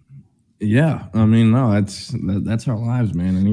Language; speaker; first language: English; native; English